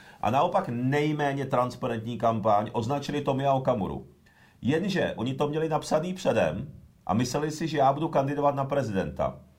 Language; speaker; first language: Czech; early bilingual, other home language; Japanese